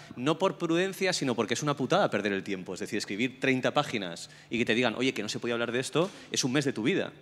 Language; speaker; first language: Spanish; native; Spanish